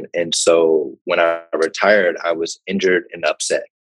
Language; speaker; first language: English; native; English